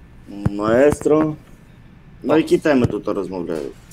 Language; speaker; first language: Ukrainian; native; Ukrainian